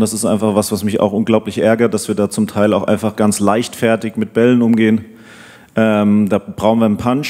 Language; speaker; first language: German; native; German